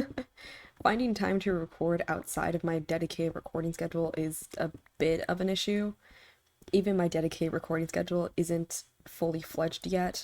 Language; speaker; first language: English; native; English